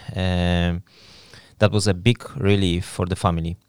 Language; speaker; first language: English; non-native, fluent; Polish